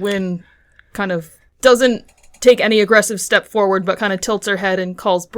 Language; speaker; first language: English; native; English